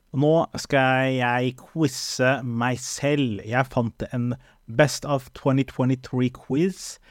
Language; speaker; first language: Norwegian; early bilingual, other home language; Somali